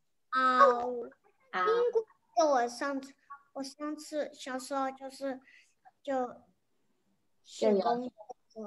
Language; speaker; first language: Chinese; early bilingual, heritage; English